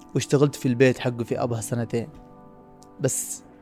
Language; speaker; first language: Arabic; non-native, fluent; Urdu